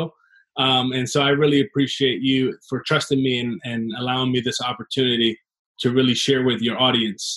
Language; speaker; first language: English; native; English